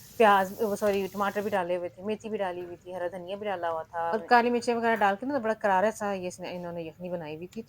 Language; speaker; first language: Urdu; non-native, local second language; Punjabi